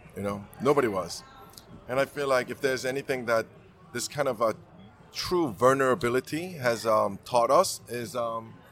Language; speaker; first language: English; non-native, fluent; Korean